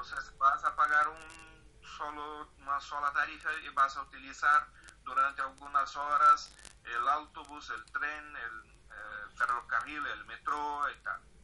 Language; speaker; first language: Spanish; non-native, fluent; Portuguese